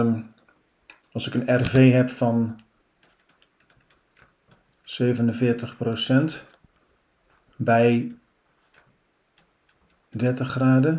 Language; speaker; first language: Dutch; native; Dutch